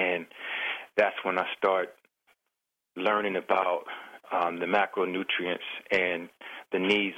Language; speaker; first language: English; native; English